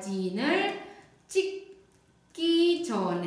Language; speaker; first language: Korean; non-native, fluent; Indonesian